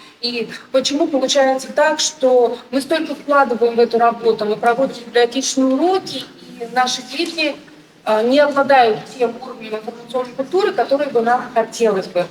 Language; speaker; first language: Russian; native; Russian